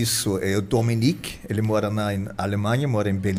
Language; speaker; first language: Portuguese; non-native, fluent; German